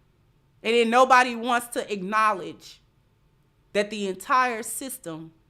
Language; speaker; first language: English; native; English